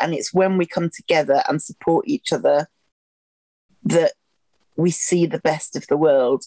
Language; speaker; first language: English; native; English